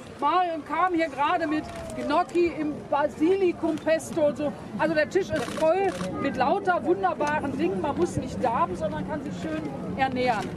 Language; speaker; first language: German; native; German